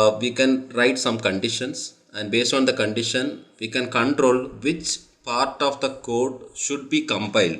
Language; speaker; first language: English; non-native, local second language; Tamil